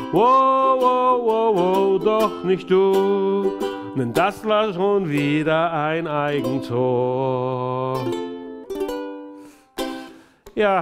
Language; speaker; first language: German; native; German